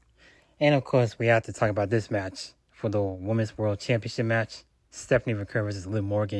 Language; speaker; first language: English; native; English